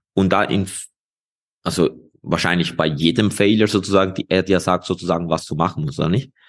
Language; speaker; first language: German; non-native, fluent; Spanish